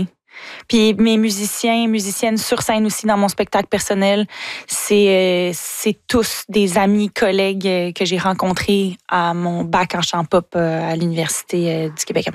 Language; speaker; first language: French; native; French